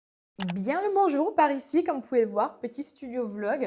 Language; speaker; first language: French; native; French